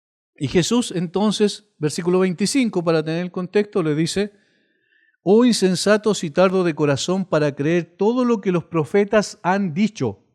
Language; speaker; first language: Spanish; native; Spanish